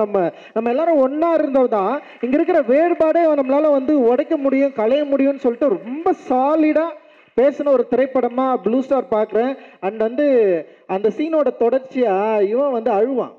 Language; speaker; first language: Tamil; native; Tamil